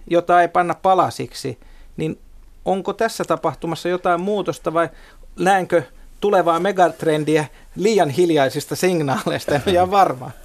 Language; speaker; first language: Finnish; native; Finnish